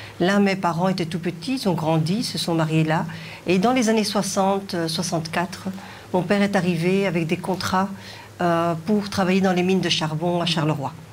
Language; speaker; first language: French; early bilingual, other home language; Arabic